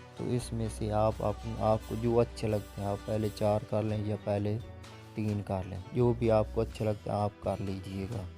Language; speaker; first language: Urdu; non-native, local second language; Punjabi